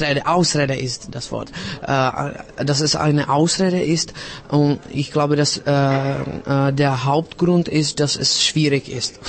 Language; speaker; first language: German; non-native, fluent; Czech